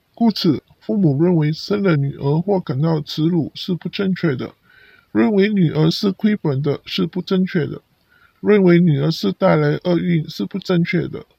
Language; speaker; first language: Chinese; non-native, local second language; Cantonese